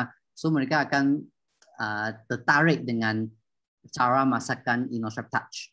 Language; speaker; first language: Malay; non-native, local second language; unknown